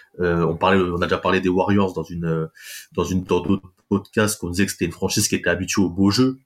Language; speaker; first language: French; native; French